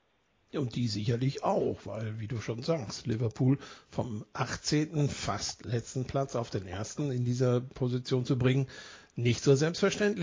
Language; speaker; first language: German; native; German